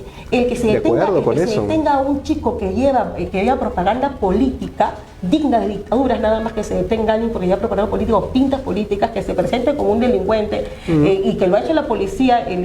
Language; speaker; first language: Spanish; native; Spanish